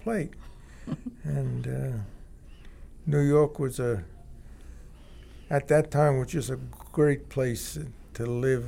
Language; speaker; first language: English; native; English